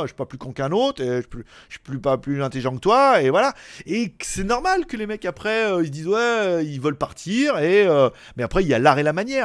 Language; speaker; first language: French; native; French